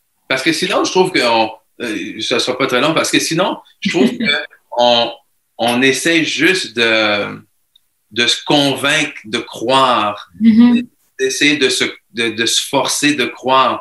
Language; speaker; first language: French; native; French